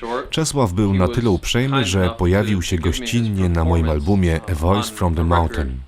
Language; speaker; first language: Polish; non-native, fluent; English